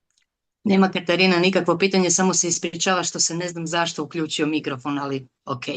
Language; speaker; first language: Croatian; native; Croatian